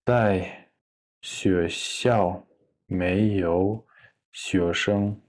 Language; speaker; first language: Chinese; non-native, fluent; Kyrgyz